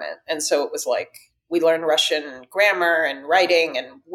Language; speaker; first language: English; early bilingual, other home language; Russian